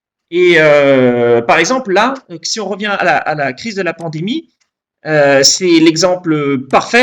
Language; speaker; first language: French; native; French